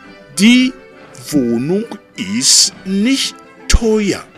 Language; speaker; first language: German; non-native, fluent; Rundi